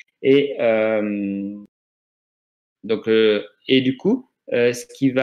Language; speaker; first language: French; native; French